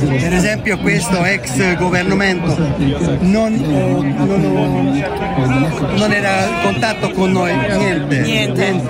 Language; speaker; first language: Italian; non-native, learner; Hungarian